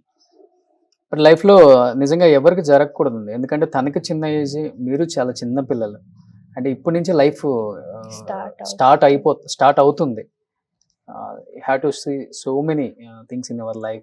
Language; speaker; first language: Telugu; native; Telugu